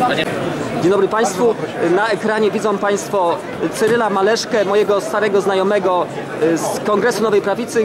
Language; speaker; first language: Polish; native; Polish